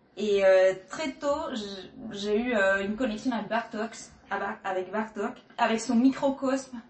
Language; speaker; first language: French; non-native, fluent; Spanish